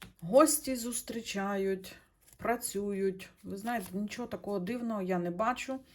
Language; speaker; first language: Ukrainian; non-native, local second language; Russian